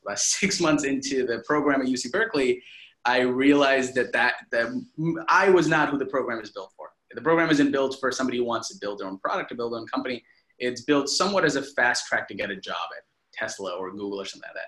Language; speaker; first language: English; non-native, local second language; Hindi